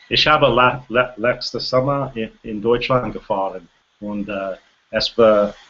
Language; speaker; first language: German; non-native, learner; English